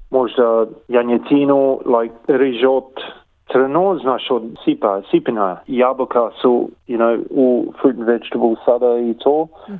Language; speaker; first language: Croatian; early bilingual, heritage; English